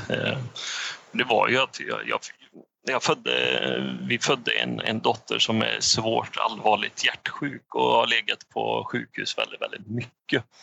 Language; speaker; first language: Swedish; native; Swedish